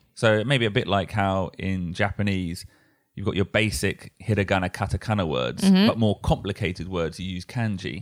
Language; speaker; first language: English; native; English